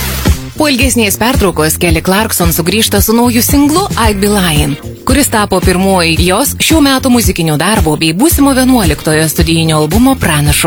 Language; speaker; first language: Lithuanian; native; Lithuanian